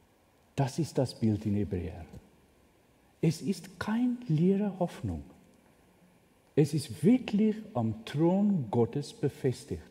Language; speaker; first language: German; non-native, fluent; Afrikaans